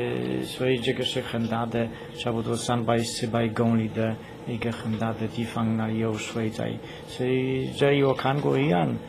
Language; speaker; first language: Chinese; non-native, learner; Polish